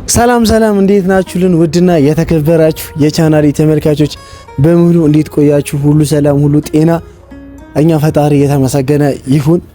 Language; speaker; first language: Amharic; native; Amharic